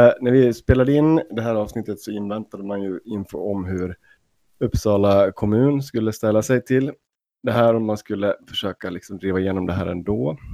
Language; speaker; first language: Swedish; native; Swedish